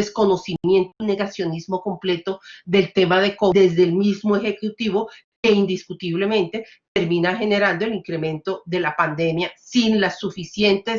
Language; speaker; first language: Spanish; native; Spanish